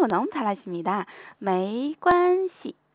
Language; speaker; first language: Korean; non-native, fluent; Chinese